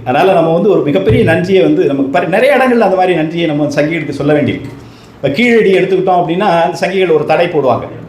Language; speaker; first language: Tamil; native; Tamil